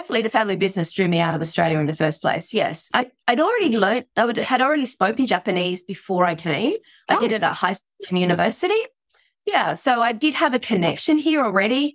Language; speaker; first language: English; native; English